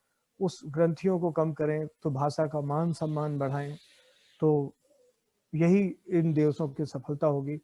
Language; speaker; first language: Hindi; native; Hindi